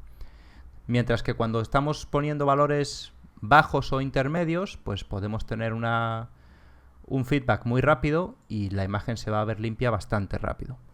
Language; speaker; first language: Spanish; native; Spanish